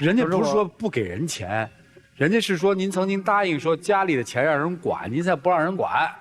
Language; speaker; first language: Chinese; native; Chinese